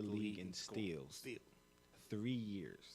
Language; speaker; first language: English; native; English